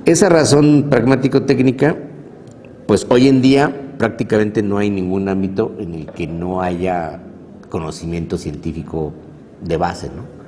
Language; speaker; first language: Spanish; native; Spanish